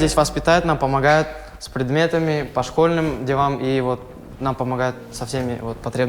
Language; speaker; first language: Russian; native; Russian